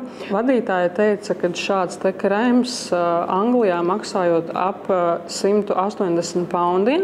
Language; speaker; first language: Latvian; native; Latvian